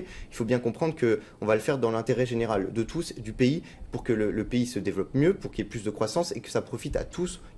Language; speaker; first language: French; native; French